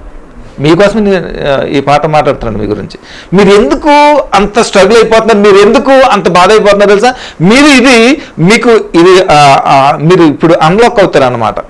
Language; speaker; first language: Telugu; native; Telugu